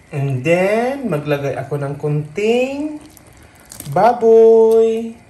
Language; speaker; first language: Filipino; non-native, local second language; Bikol